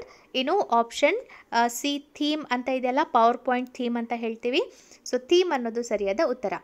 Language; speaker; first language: Kannada; native; Kannada